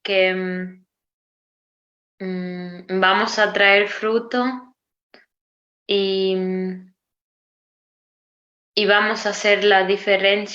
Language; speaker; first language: Spanish; non-native, learner; Romanian